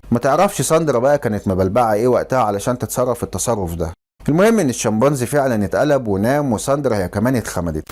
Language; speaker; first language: Arabic; native; Arabic